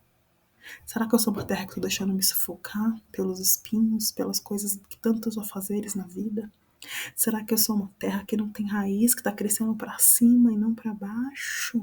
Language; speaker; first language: Portuguese; native; Portuguese